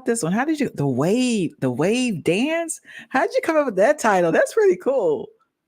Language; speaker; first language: English; native; English